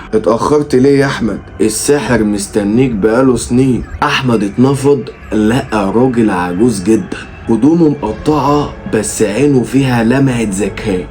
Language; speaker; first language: Arabic; native; Arabic